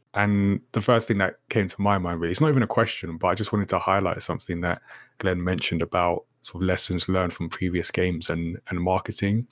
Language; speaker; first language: English; native; English